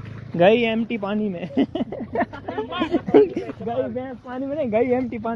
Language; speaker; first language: Hindi; non-native, local second language; Gujarati